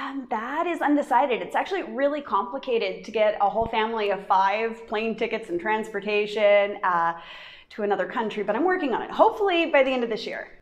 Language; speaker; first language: English; native; English